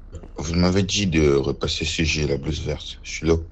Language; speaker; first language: French; native; French